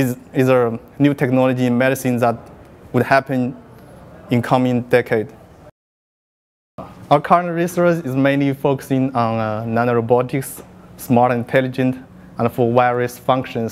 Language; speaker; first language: English; non-native, fluent; Chinese